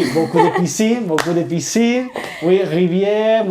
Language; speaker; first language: French; non-native, learner; Spanish